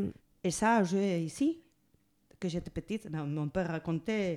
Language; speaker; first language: French; non-native, learner; Spanish